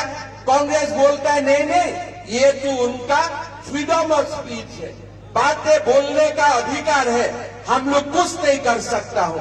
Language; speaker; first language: Hindi; non-native, local second language; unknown